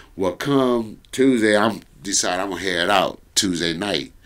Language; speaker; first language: English; native; English